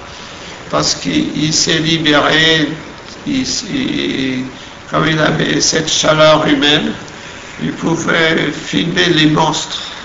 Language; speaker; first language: French; non-native, fluent; Portuguese